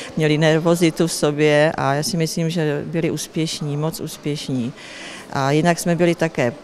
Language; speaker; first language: Czech; native; Czech